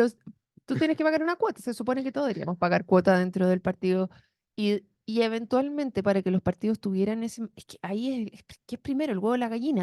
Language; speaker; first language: Spanish; native; Spanish